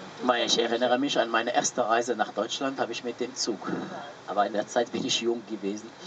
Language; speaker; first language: German; non-native, fluent; Arabic